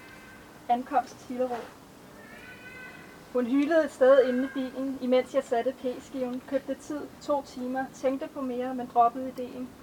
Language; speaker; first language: Danish; native; Danish